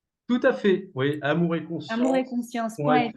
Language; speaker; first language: French; native; French